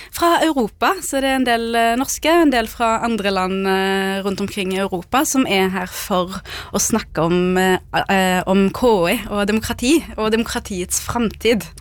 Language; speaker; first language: Norwegian; early bilingual, other home language; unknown